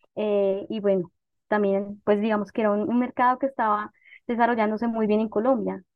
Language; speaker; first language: Spanish; native; Spanish